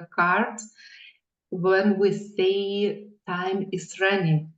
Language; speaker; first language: English; non-native, fluent; Lithuanian